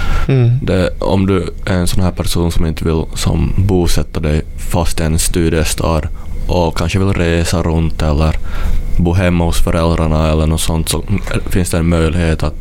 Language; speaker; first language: Swedish; native; Swedish